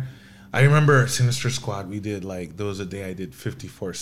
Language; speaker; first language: English; non-native, fluent; Spanish